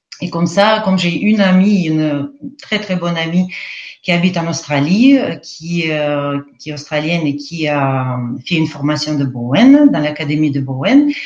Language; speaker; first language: French; non-native, fluent; Russian